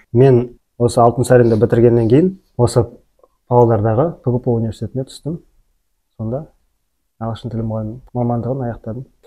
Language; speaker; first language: Kazakh; native; Kazakh